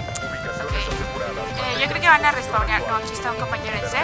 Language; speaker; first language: Spanish; native; Spanish